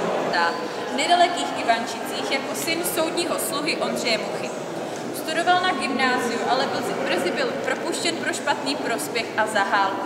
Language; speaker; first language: Czech; native; Czech